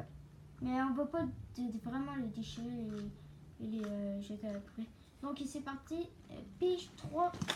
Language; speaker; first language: French; native; French